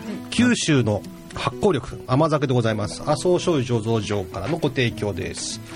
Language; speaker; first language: Japanese; native; Japanese